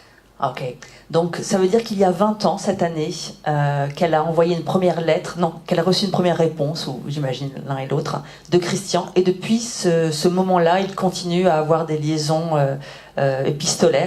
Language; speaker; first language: French; native; French